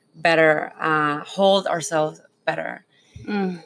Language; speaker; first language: English; non-native, fluent; Spanish